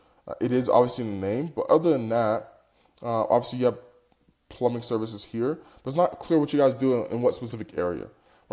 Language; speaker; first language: English; native; English